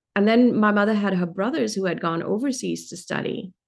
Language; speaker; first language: English; non-native, local second language; Hindi